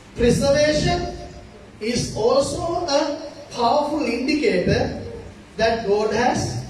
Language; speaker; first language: English; non-native, local second language; Sinhala